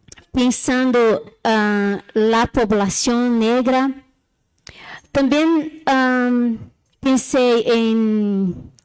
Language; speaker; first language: Spanish; non-native, learner; Portuguese